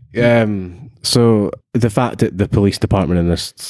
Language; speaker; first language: English; native; English